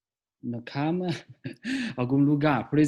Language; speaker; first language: Portuguese; non-native, learner; Chinese